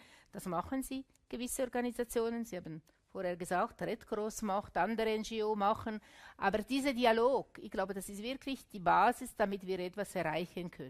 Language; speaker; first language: German; non-native, local second language; Italian